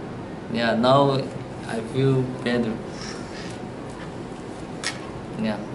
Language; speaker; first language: English; non-native, learner; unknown